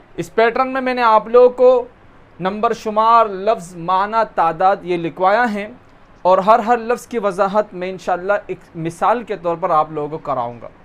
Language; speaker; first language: Urdu; non-native, local second language; Pashto